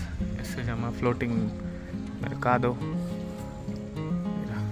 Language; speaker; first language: Spanish; non-native, learner; Hindi